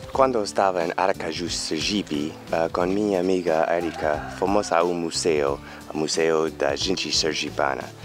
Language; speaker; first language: Portuguese; non-native, fluent; English